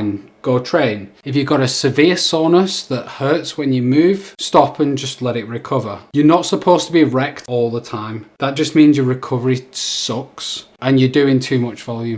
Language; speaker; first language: English; native; English